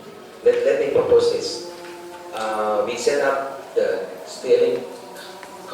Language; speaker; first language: English; non-native, learner; Thai